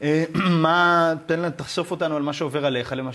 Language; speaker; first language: Hebrew; native; Hebrew